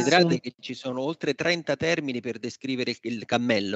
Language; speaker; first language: Italian; native; Italian